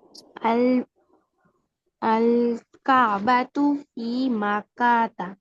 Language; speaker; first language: Arabic; non-native, learner; Bangla